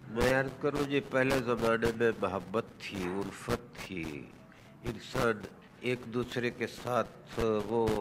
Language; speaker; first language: Urdu; non-native, local second language; Saraiki